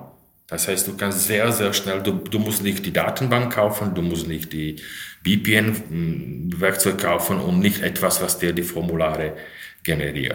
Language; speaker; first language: German; non-native, fluent; Slovak